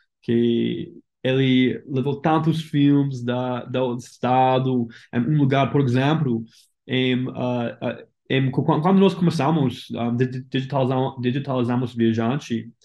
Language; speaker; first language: Portuguese; non-native, learner; English